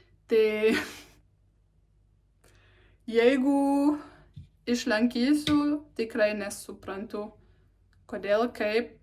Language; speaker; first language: Lithuanian; non-native, learner; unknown